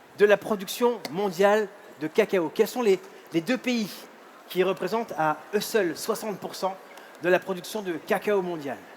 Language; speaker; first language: French; native; French